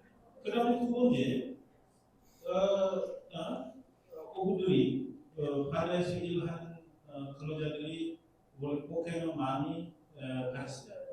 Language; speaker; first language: Korean; non-native, learner; Indonesian